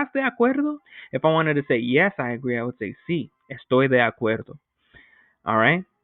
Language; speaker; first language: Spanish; non-native, fluent; English